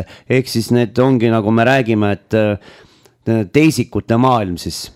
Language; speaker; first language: Estonian; native; Estonian